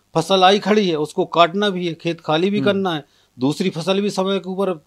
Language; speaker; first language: Hindi; native; Hindi